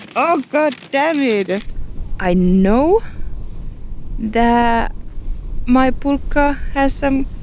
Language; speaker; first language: English; non-native, fluent; Finnish